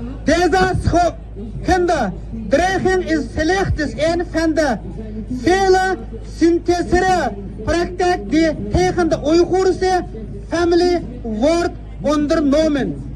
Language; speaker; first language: Dutch; non-native, fluent; Uyghur